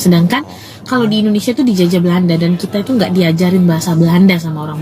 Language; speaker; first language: Indonesian; non-native, local second language; Tamil